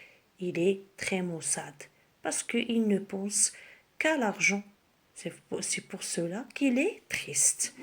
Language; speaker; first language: French; non-native, local second language; Arabic